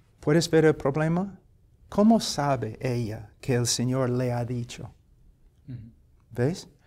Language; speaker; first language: Spanish; non-native, fluent; English